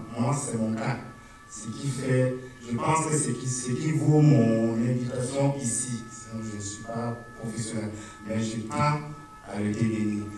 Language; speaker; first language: French; non-native, local second language; Mossi